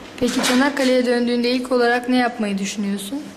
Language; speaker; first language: Turkish; native; Turkish